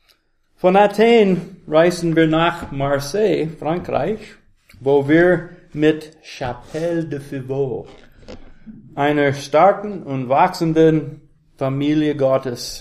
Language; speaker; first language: German; non-native, learner; English